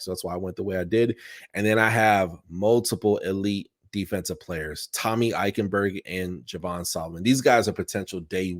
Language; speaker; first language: English; native; English